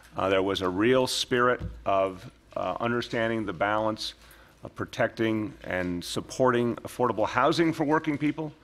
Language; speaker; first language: English; native; English